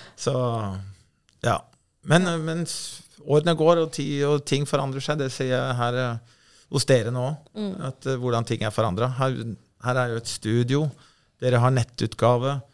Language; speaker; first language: Norwegian; native; Norwegian